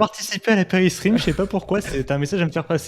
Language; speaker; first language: French; native; French